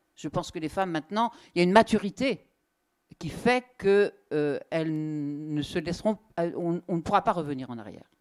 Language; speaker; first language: French; native; French